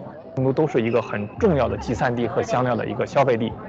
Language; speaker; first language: Chinese; native; Chinese